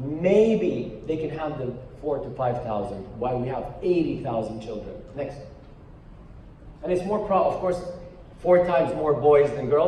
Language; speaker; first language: English; non-native, fluent; Arabic